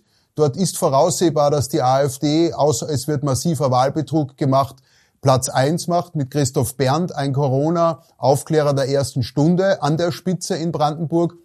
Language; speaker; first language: German; native; German